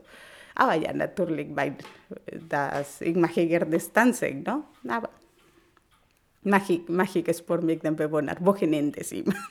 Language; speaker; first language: German; non-native, learner; Spanish